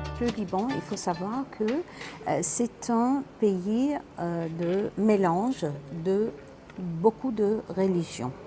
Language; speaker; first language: French; non-native, local second language; Arabic